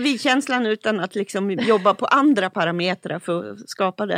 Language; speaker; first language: Swedish; native; Swedish